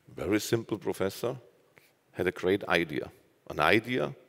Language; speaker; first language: English; non-native, fluent; German